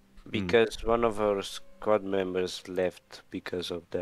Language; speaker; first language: English; non-native, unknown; Romanian